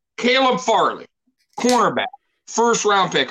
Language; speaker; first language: English; native; English